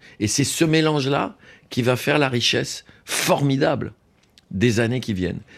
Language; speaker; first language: French; native; French